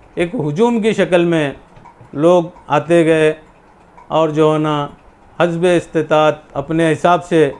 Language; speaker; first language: Hindi; native; Hindi